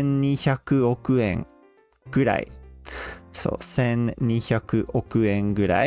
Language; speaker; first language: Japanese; non-native, fluent; English